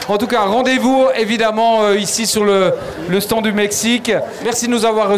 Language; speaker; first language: French; native; French